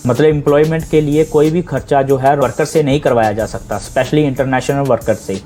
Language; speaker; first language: Hindi; non-native, local second language; Punjabi